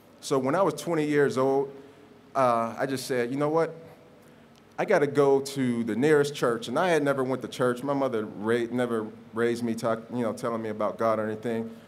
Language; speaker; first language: English; native; English